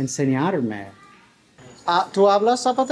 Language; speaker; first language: Spanish; non-native, learner; English